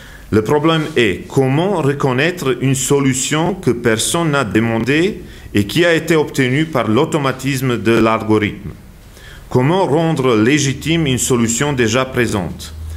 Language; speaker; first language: French; non-native, fluent; Serbian